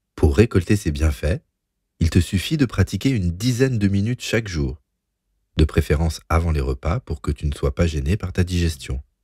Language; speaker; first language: French; native; French